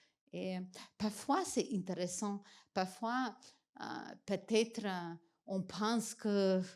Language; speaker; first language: French; non-native, fluent; Macedonian